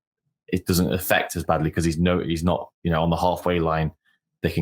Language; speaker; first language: English; native; English